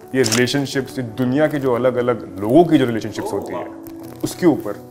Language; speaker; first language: Hindi; native; Hindi